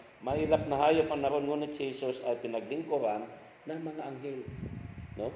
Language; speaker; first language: Filipino; non-native, local second language; Cebuano